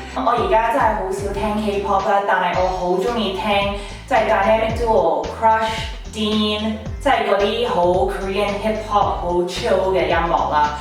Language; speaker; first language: Cantonese; early bilingual, heritage; Cantonese